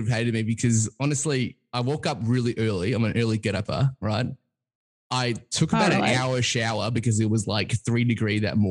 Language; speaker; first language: English; native; English